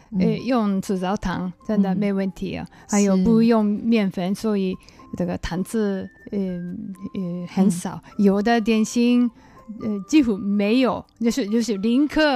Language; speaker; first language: Chinese; non-native, learner; Japanese